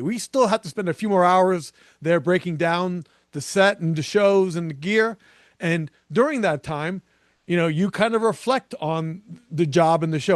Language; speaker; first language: English; native; English